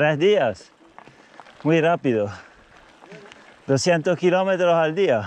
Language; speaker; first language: Spanish; non-native, learner; Italian